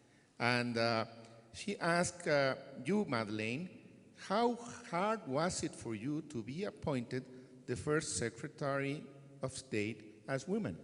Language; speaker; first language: English; non-native, fluent; Spanish